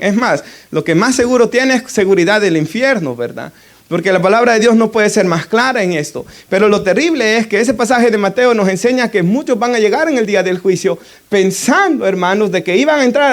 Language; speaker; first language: Spanish; native; Spanish